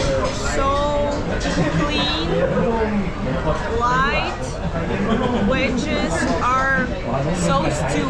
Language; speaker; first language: English; non-native, fluent; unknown